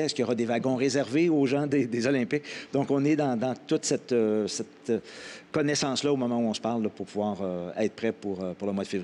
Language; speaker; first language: French; native; French